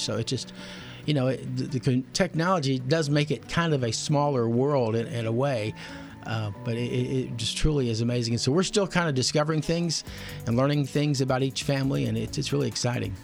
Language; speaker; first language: English; native; English